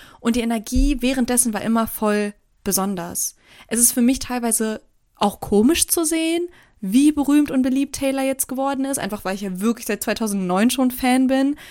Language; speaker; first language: German; early bilingual, other home language; Turkish